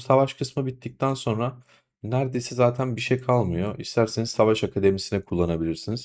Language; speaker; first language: Turkish; native; Turkish